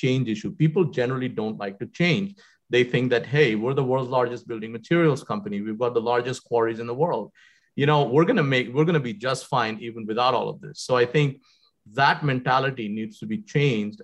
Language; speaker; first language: English; non-native, local second language; Hindi